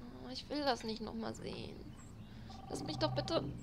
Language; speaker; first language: German; native; German